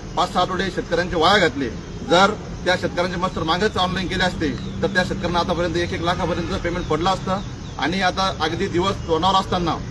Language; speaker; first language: Marathi; native; Marathi